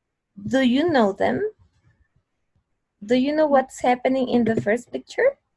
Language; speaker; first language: English; non-native, fluent; Spanish